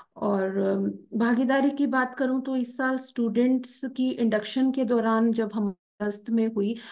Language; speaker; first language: Hindi; native; Hindi